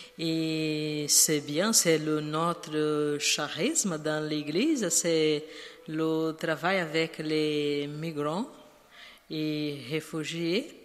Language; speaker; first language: French; non-native, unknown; Portuguese